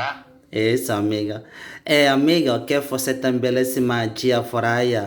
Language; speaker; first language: Portuguese; non-native, learner; Indonesian